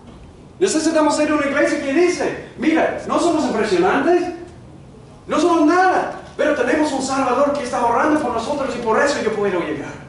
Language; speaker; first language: Spanish; non-native, fluent; English